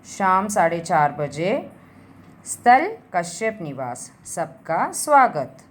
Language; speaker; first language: Hindi; non-native, local second language; Malayalam